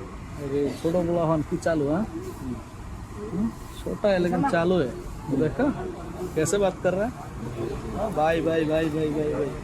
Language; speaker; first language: Hindi; non-native, learner; Bangla